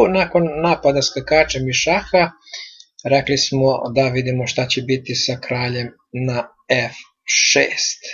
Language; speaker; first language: Serbian; native; Serbian